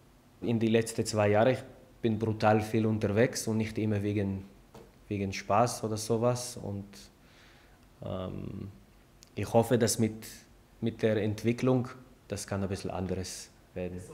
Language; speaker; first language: German; non-native, learner; Hebrew